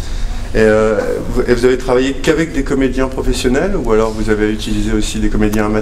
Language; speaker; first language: French; native; French